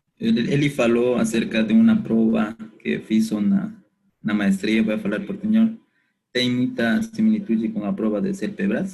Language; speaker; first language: Portuguese; non-native, learner; Spanish